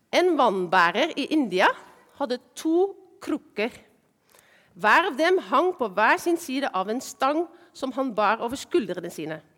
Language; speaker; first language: Norwegian; non-native, fluent; Dutch